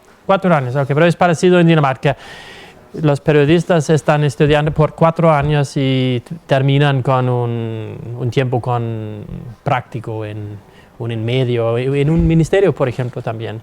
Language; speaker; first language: Spanish; non-native, fluent; Danish